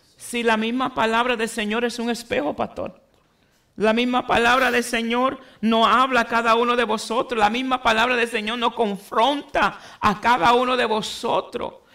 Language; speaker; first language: Spanish; early bilingual, heritage; Spanish